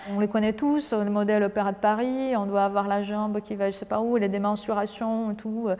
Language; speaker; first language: French; non-native, fluent; Portuguese